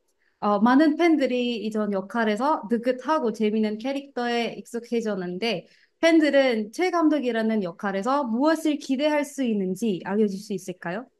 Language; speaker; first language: Korean; non-native, fluent; Indonesian